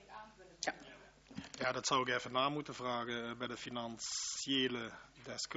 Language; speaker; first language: Dutch; native; Dutch